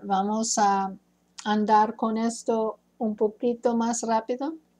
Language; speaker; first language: Spanish; non-native, fluent; English